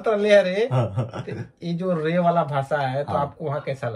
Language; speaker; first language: Hindi; native; Hindi